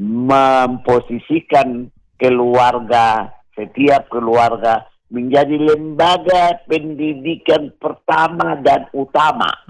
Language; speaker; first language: Indonesian; non-native, local second language; Batak Toba